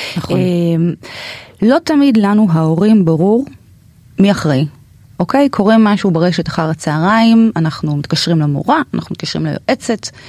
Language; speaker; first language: Hebrew; native; Hebrew